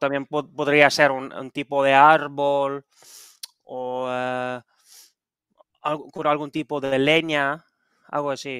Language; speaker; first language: Spanish; non-native, fluent; Dutch